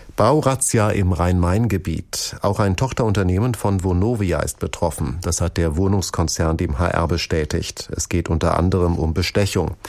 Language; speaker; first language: German; native; German